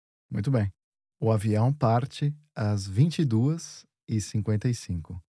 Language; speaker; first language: Portuguese; native; Portuguese